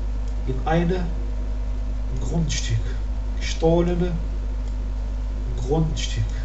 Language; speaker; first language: German; non-native, fluent; Arabic